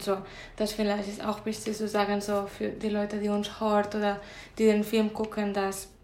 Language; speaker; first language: German; non-native, fluent; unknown